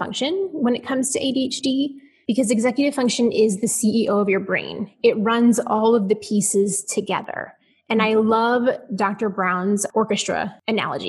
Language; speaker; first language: English; native; English